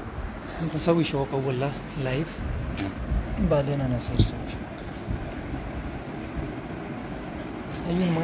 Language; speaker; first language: Arabic; non-native, learner; Urdu